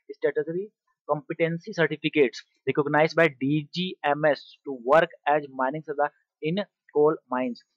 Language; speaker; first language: Hindi; native; Hindi